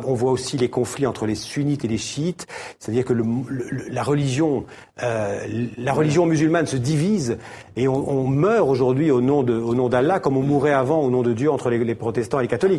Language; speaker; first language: French; native; French